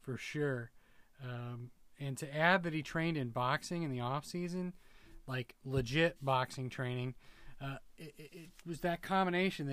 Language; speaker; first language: English; native; English